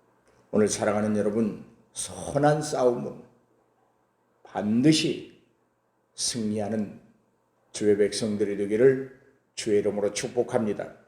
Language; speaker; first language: Korean; native; Korean